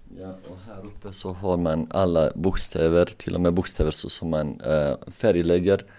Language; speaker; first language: Swedish; non-native, local second language; Bosnian